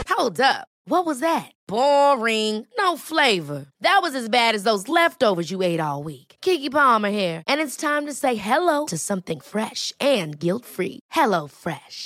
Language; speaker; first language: English; native; English